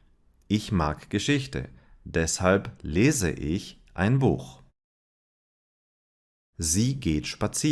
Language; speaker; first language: German; non-native, fluent; English